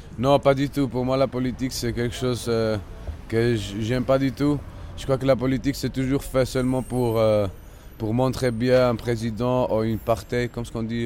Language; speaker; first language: French; non-native, local second language; Spanish